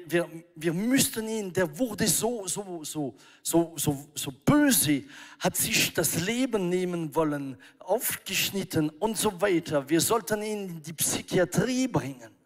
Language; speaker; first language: German; non-native, fluent; French